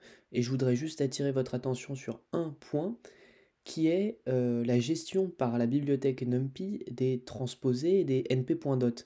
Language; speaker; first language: French; native; French